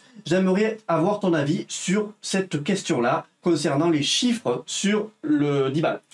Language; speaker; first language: French; native; French